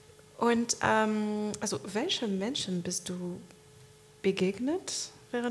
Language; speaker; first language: German; non-native, learner; French